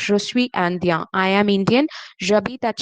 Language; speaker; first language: French; non-native, fluent; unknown